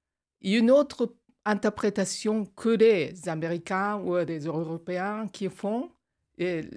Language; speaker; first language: French; non-native, fluent; Japanese